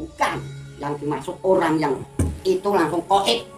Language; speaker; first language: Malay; non-native, local second language; Javanese